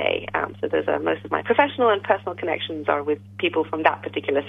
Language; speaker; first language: English; non-native, local second language; French